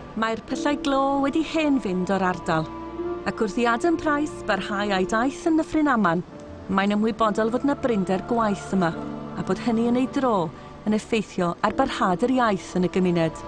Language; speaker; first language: Welsh; native; Welsh